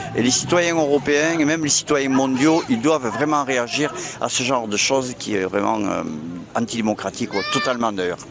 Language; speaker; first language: French; native; French